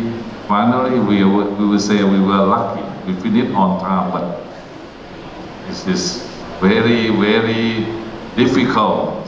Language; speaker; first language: English; non-native, learner; Thai